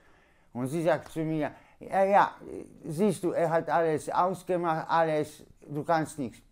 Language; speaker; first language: German; non-native, learner; Polish